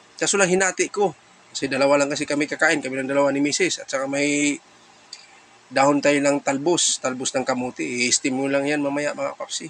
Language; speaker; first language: Filipino; non-native, local second language; Cebuano